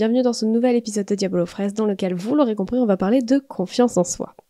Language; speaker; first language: French; native; French